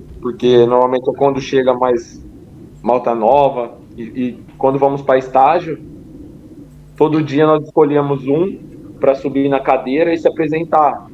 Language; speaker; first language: Portuguese; native; Portuguese